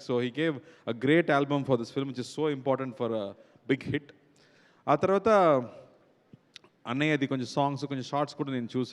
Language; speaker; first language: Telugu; non-native, local second language; Tamil